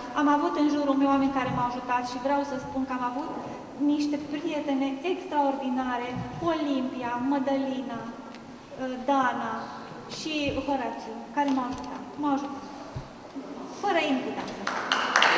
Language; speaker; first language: Romanian; native; Romanian